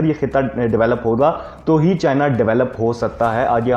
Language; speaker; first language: Urdu; non-native, local second language; Punjabi